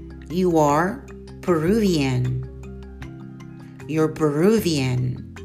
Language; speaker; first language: English; non-native, fluent; Portuguese